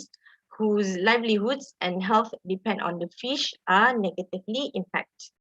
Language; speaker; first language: English; non-native, local second language; Malay